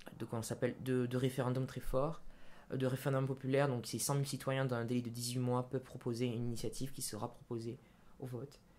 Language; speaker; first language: French; native; French